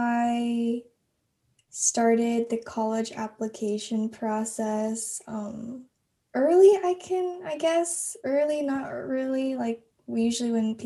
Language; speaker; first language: English; native; English